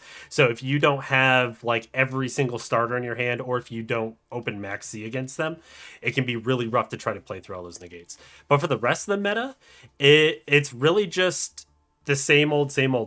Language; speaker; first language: English; native; English